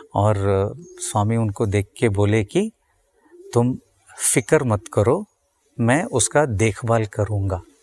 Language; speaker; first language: Hindi; non-native, local second language; Tamil